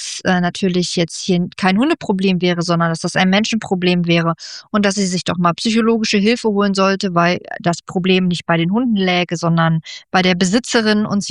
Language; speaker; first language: German; native; German